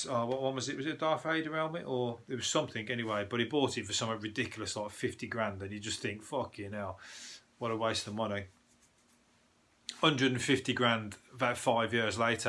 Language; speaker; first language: English; native; English